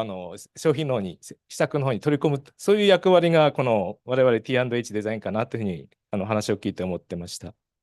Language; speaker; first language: Japanese; native; Japanese